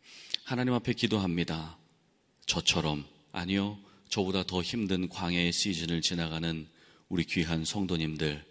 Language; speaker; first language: Korean; native; Korean